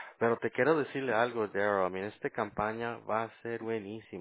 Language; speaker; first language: Spanish; early bilingual, heritage; Spanish